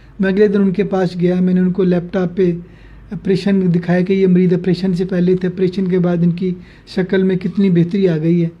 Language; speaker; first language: Urdu; non-native, local second language; Punjabi